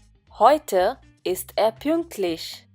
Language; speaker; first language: German; non-native, fluent; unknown